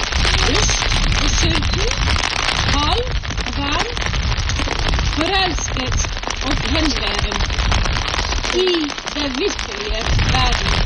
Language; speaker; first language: Norwegian; non-native, fluent; English